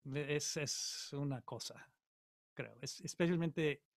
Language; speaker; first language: Spanish; non-native, learner; English